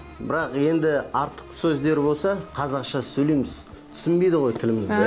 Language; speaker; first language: Kazakh; non-native, local second language; Kurdish